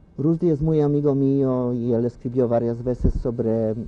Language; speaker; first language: Spanish; non-native, fluent; Polish